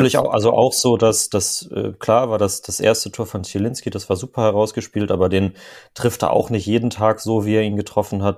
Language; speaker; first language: German; native; German